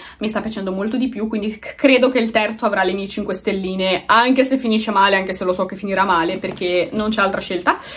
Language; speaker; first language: Italian; early bilingual, other home language; Romanian